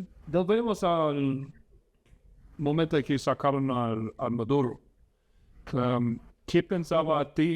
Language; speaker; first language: Spanish; non-native, fluent; English